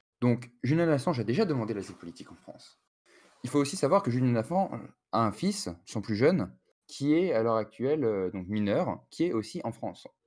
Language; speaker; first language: French; native; French